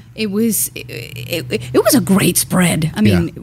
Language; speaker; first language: English; early bilingual, other home language; Spanish